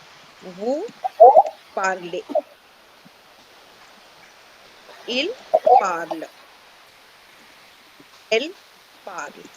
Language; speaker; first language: French; non-native, fluent; Hindi